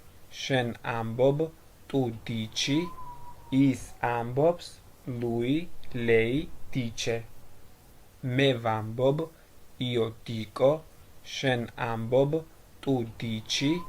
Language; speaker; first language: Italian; non-native, fluent; Georgian